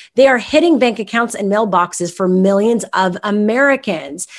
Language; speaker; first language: English; native; English